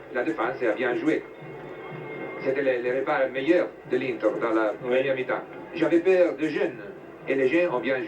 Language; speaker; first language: French; non-native, fluent; Italian